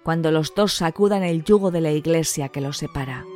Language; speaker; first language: Spanish; non-native, local second language; Basque